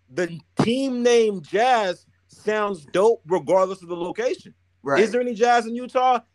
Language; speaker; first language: English; native; English